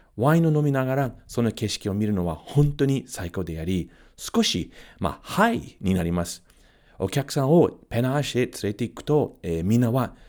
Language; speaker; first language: Japanese; non-native, fluent; English